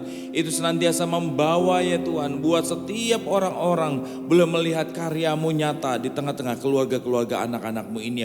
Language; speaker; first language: Indonesian; native; Indonesian